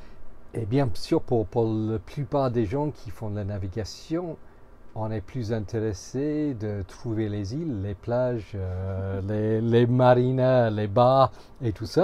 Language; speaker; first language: French; non-native, fluent; English